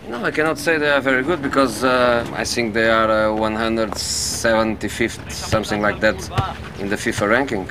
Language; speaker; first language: English; non-native, fluent; Portuguese